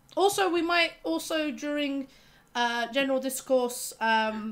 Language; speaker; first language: English; native; English